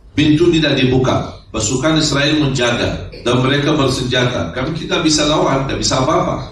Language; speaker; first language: Indonesian; non-native, fluent; Arabic